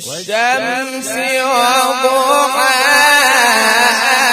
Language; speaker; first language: Arabic; native; Arabic